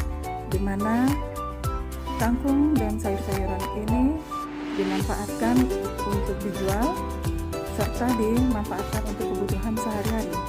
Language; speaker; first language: Indonesian; native; Indonesian